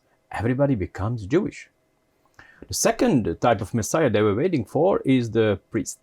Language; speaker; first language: English; non-native, fluent; Hungarian